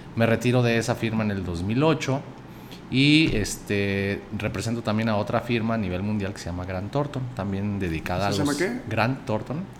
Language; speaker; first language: Spanish; native; Spanish